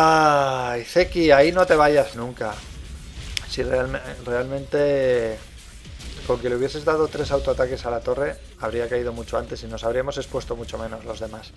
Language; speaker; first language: Spanish; native; Spanish